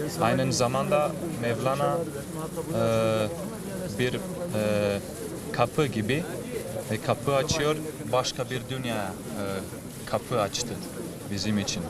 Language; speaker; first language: Turkish; non-native, learner; Romanian